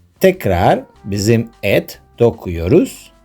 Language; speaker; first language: Turkish; non-native, learner; Spanish